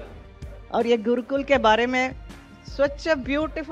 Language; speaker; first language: Hindi; native; Hindi